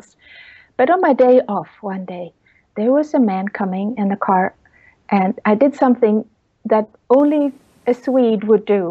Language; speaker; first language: English; non-native, fluent; Swedish